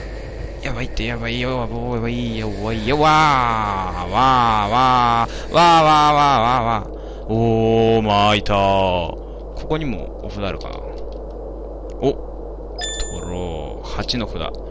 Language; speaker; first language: Japanese; native; Japanese